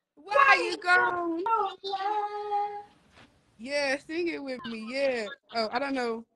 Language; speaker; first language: English; native; English